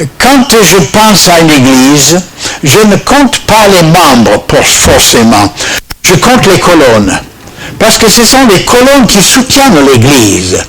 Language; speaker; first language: French; non-native, fluent; English